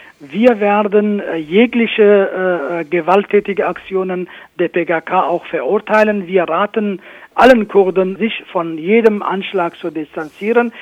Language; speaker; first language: German; non-native, fluent; Kurdish